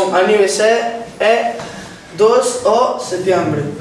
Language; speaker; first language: French; non-native, learner; Catalan